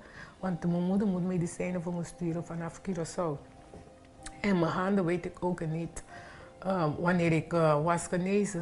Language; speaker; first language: Dutch; non-native, local second language; Papiamento